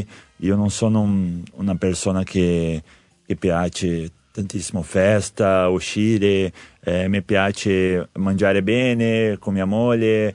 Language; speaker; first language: Italian; non-native, learner; Portuguese